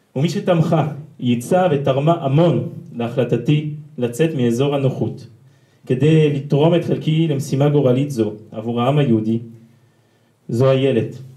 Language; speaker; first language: Hebrew; non-native, fluent; French